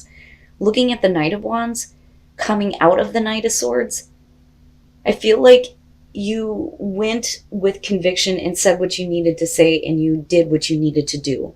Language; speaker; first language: English; native; English